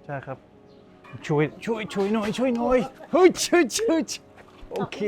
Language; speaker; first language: Thai; non-native, learner; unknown